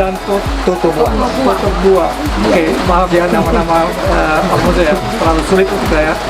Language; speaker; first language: Indonesian; non-native, fluent; Dutch